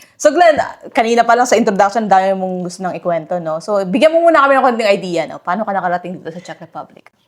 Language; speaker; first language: Filipino; native; Filipino